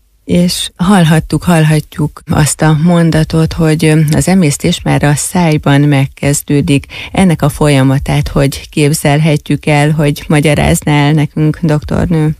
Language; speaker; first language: Hungarian; native; Hungarian